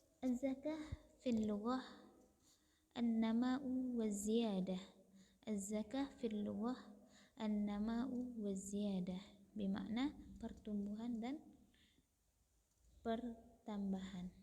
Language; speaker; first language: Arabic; non-native, fluent; Indonesian